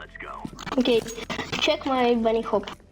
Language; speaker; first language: English; non-native, learner; Russian